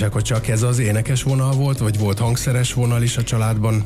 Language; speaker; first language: Hungarian; native; Hungarian